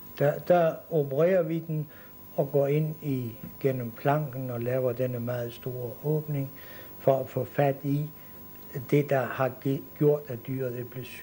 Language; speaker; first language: Danish; native; Danish